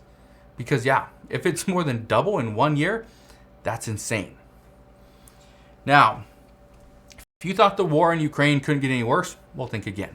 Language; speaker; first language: English; native; English